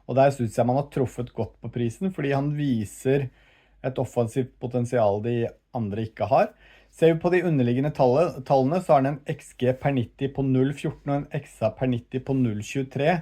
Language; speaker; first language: Norwegian; native; Norwegian